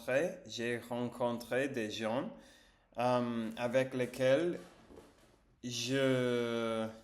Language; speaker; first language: French; non-native, learner; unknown